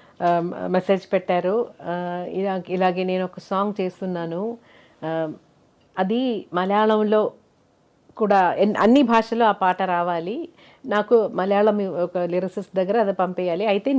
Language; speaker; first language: Telugu; non-native, local second language; Malayalam